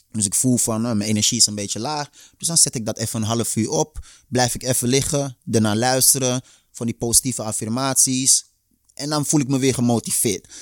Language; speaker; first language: Dutch; early bilingual, other home language; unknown